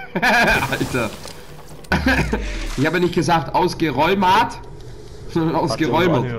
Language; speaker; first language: German; native; German